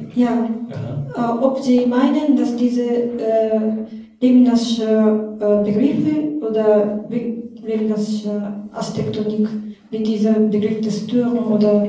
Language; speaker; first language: German; non-native, learner; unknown